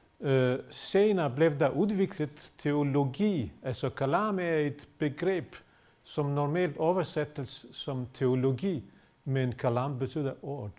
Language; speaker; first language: Danish; non-native, fluent; Bosnian